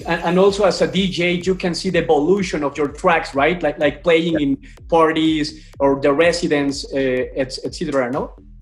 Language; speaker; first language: English; non-native, fluent; Spanish